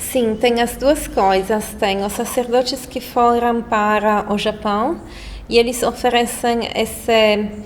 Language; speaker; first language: Portuguese; non-native, fluent; Italian